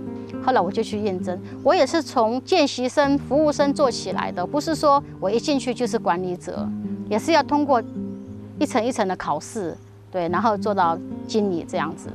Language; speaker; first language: Chinese; native; Chinese